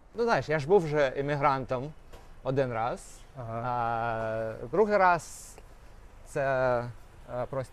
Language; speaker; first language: Ukrainian; non-native, local second language; Russian